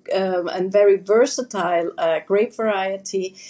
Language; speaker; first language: English; non-native, fluent; German